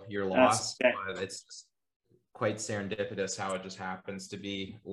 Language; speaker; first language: English; native; English